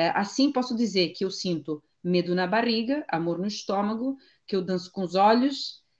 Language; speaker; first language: Portuguese; non-native, fluent; Italian